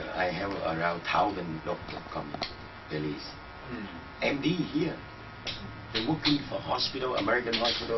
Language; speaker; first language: English; non-native, learner; Vietnamese